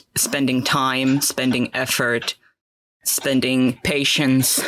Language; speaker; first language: English; non-native, fluent; Finnish